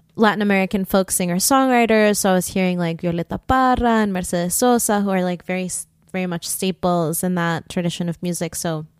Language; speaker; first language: English; early bilingual, other home language; Spanish